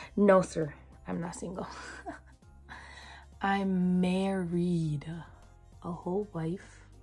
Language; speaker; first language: English; native; English